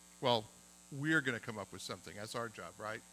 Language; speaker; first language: English; native; English